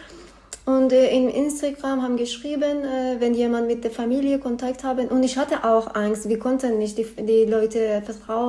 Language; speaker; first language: German; non-native, learner; Persian